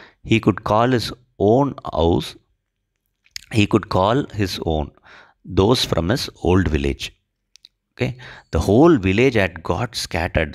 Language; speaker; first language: English; non-native, local second language; Tamil